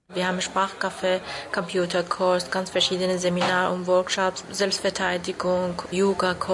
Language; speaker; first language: German; non-native, learner; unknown